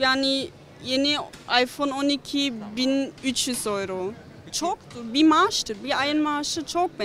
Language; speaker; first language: Turkish; early bilingual, other home language; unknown